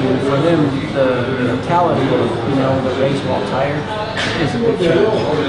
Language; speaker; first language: English; native; English